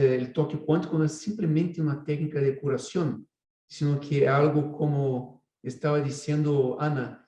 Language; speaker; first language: Spanish; non-native, fluent; Portuguese